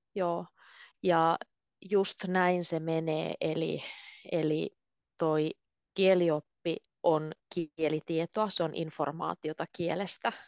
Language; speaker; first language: Finnish; native; Finnish